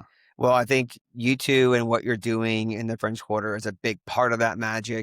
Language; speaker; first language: English; native; English